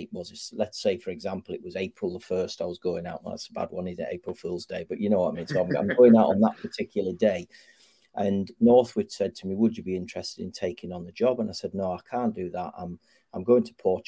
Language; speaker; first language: English; native; English